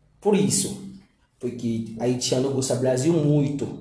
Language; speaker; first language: Portuguese; non-native, learner; Haitian Creole